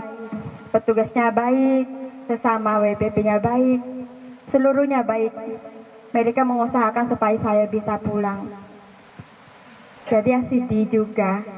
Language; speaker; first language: Indonesian; non-native, fluent; Filipino